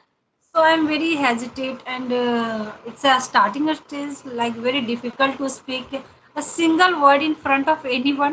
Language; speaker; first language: English; non-native, learner; Hindi